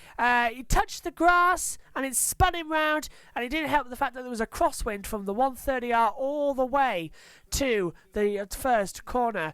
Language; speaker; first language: English; native; English